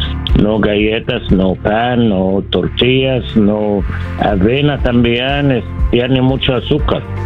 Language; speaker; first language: Spanish; non-native, learner; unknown